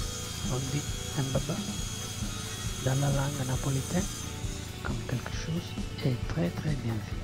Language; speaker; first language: French; non-native, learner; Italian